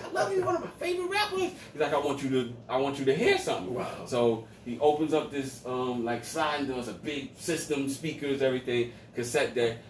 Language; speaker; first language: English; native; English